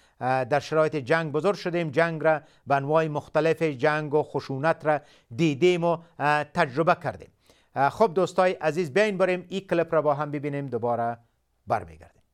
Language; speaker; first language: Persian; native; Persian